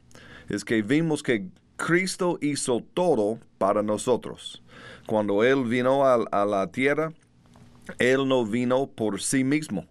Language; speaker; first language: Spanish; non-native, learner; English